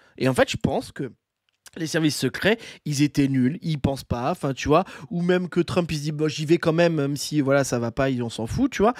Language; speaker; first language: French; native; French